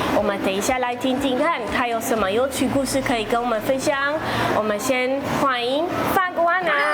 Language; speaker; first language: Chinese; non-native, fluent; French